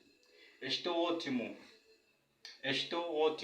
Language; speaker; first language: Portuguese; non-native, fluent; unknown